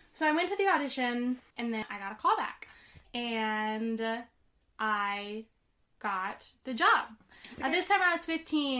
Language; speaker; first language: English; native; English